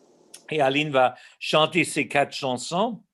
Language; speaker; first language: French; non-native, local second language; English